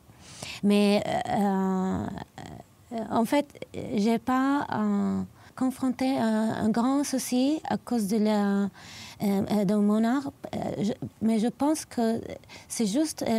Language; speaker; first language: French; non-native, learner; Arabic